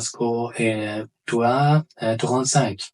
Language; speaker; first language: French; non-native, learner; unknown